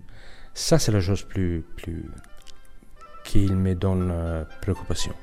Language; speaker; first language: French; non-native, learner; Italian